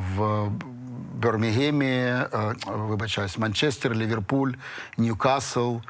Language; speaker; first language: Ukrainian; non-native, local second language; Russian